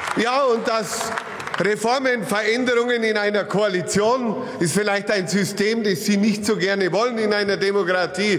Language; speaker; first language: German; native; German